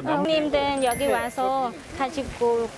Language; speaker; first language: Korean; non-native, learner; Vietnamese